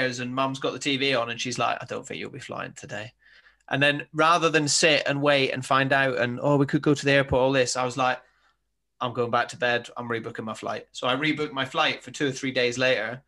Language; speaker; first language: English; native; English